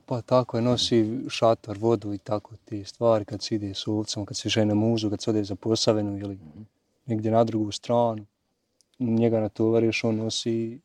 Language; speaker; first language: Bosnian; native; Bosnian